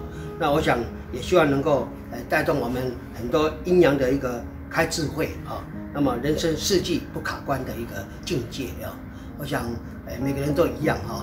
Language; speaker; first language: Chinese; native; Chinese